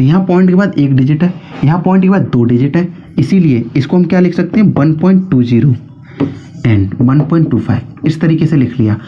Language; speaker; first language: Hindi; native; Hindi